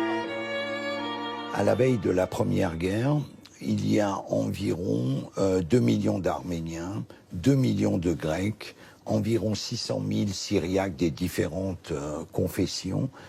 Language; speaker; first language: French; native; French